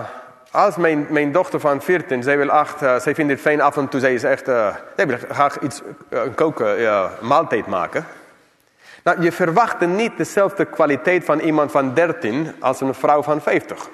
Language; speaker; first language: Dutch; non-native, fluent; English